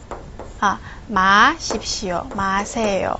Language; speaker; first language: Korean; non-native, fluent; Chinese